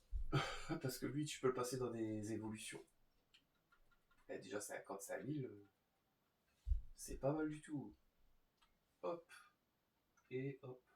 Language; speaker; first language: French; native; French